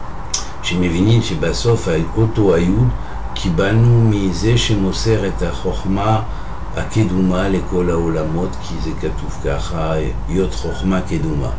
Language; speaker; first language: Hebrew; non-native, fluent; French